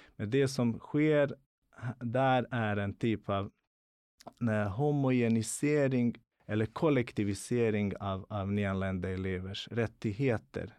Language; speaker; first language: Swedish; non-native, fluent; Bosnian